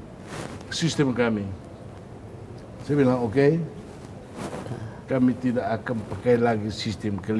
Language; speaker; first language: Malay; non-native, fluent; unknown